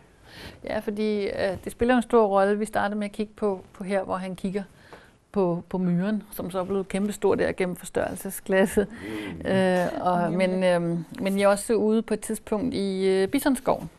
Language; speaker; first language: Danish; native; Danish